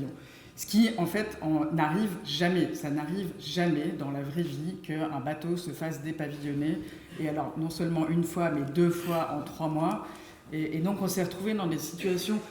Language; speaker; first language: French; native; French